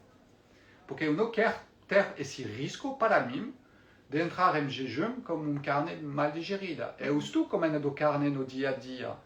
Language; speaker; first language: Portuguese; non-native, fluent; French